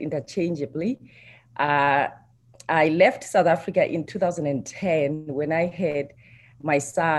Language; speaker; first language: English; non-native, local second language; Xhosa